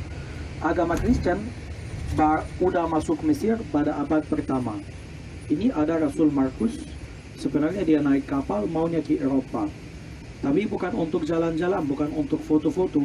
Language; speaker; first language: Indonesian; non-native, fluent; Arabic